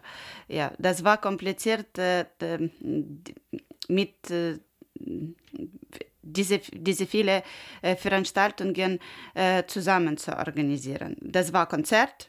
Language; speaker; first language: German; non-native, learner; Ukrainian